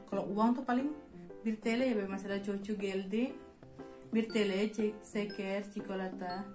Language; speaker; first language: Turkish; non-native, learner; Indonesian